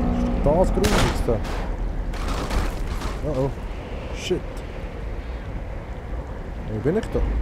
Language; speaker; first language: German; native; German